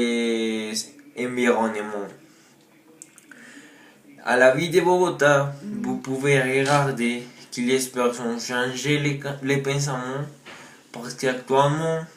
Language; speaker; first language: French; non-native, learner; Spanish